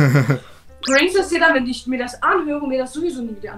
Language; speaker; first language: German; early bilingual, other home language; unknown